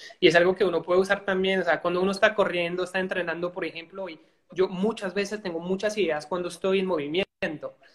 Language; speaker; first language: Spanish; non-native, fluent; French